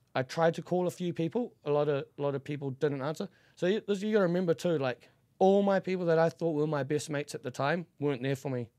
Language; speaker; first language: English; native; English